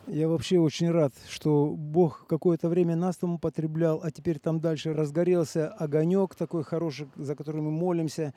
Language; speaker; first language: Russian; native; Russian